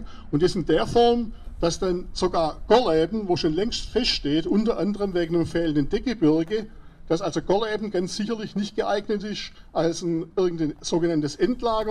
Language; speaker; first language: German; native; German